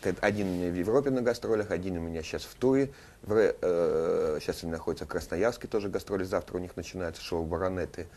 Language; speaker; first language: Russian; native; Russian